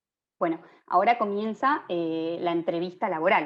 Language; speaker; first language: Spanish; native; Spanish